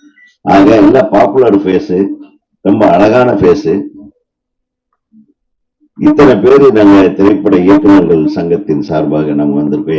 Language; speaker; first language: Tamil; native; Tamil